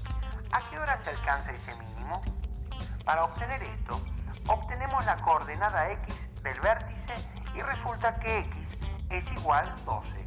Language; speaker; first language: Spanish; native; Spanish